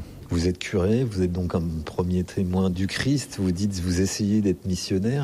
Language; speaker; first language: French; native; French